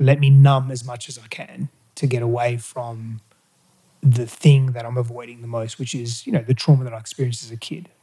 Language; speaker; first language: English; early bilingual, other home language; Greek